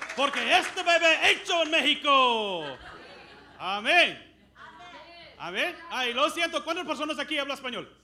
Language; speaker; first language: Spanish; non-native, learner; English